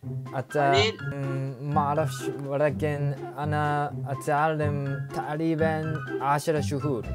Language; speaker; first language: Arabic; non-native, learner; Japanese